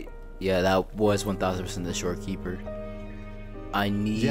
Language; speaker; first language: English; native; English